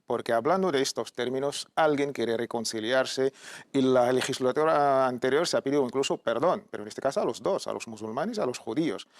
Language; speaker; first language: Spanish; non-native, fluent; Arabic